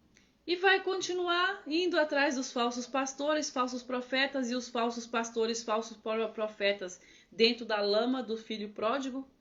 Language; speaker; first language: Portuguese; native; Portuguese